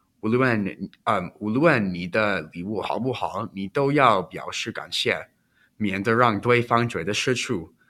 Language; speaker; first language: Chinese; non-native, learner; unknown